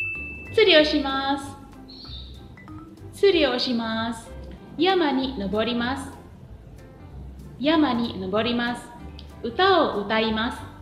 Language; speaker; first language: Japanese; non-native, fluent; Indonesian